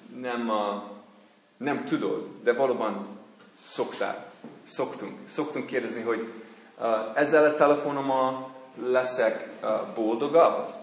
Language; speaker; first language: Hungarian; non-native, fluent; English